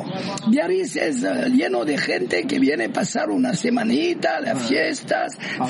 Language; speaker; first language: Spanish; non-native, fluent; French